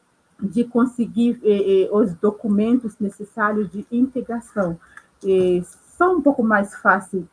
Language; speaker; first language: Portuguese; non-native, local second language; Haitian Creole